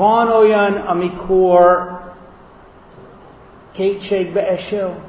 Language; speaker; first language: Hungarian; non-native, fluent; English